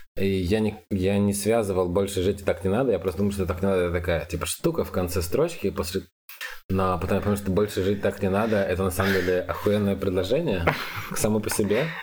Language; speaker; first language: Russian; native; Russian